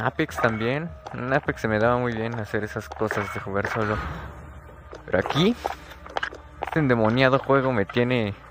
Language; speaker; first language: Spanish; native; Spanish